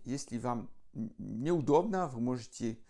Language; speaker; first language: Russian; non-native, fluent; French